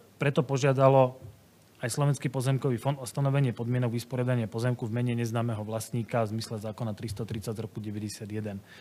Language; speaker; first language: Slovak; native; Slovak